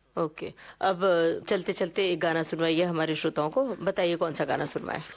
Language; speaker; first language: Hindi; native; Hindi